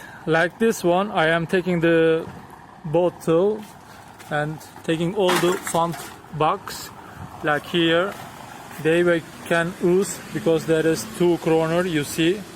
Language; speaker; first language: English; non-native, learner; Turkish